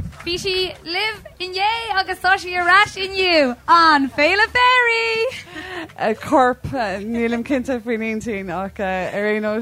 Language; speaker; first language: Irish; non-native, local second language; English